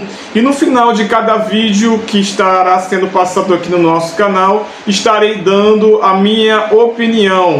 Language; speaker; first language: Portuguese; native; Portuguese